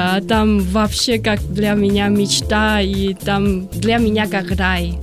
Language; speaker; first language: Russian; non-native, learner; Chinese